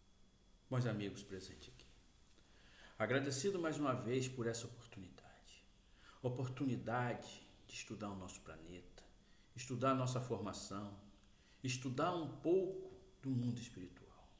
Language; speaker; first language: Portuguese; native; Portuguese